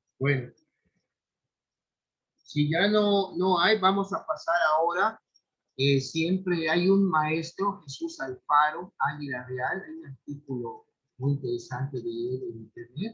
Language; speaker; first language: Spanish; native; Spanish